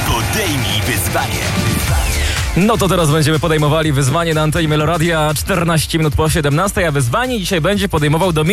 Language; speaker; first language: Polish; native; Polish